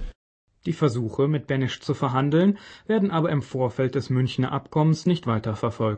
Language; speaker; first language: German; native; German